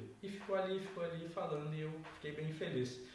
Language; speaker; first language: Portuguese; native; Portuguese